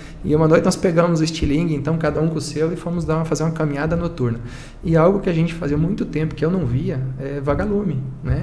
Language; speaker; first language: Portuguese; native; Portuguese